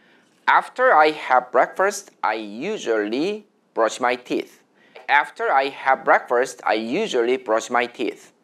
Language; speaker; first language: English; non-native, fluent; Korean